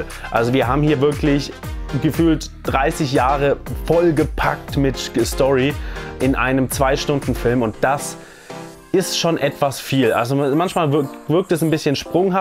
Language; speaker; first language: German; native; German